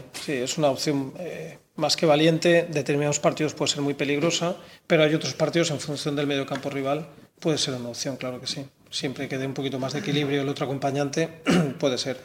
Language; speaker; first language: Spanish; native; Spanish